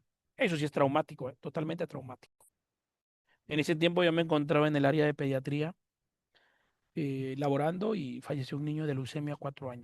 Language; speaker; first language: Spanish; native; Spanish